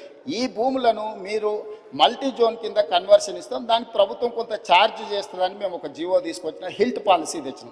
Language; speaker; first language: Telugu; native; Telugu